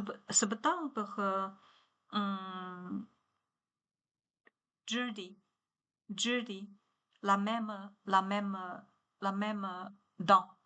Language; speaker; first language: French; non-native, learner; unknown